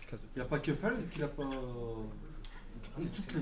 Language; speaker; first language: French; native; French